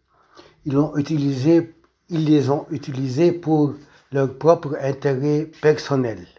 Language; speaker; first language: French; non-native, local second language; Arabic